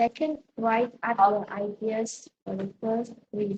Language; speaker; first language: English; non-native, learner; Vietnamese